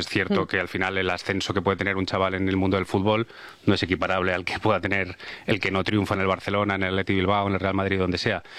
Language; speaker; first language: Spanish; native; Spanish